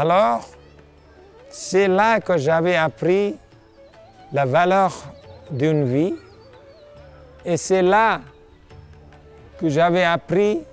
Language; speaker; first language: French; non-native, fluent; Nepali